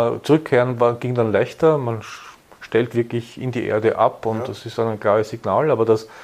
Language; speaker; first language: German; native; German